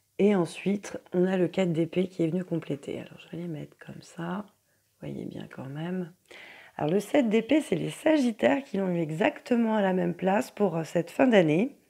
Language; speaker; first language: French; native; French